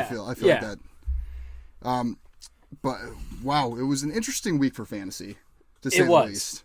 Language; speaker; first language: English; native; English